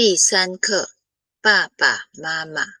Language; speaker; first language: Chinese; non-native, fluent; Filipino